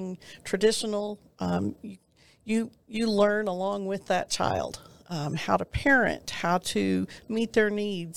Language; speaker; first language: English; native; English